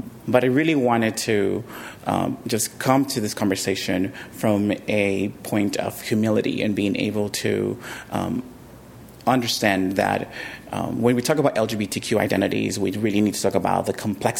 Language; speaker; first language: English; early bilingual, other home language; Spanish